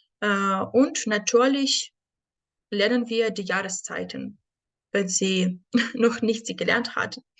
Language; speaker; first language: German; non-native, fluent; Ukrainian